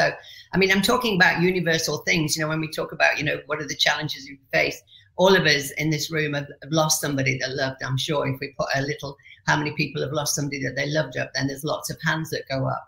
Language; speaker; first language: English; native; English